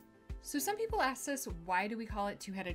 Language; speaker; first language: English; native; English